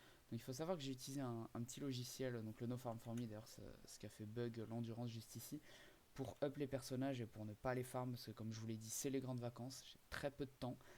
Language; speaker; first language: French; native; French